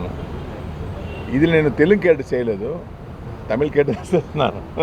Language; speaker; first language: Telugu; non-native, learner; Tamil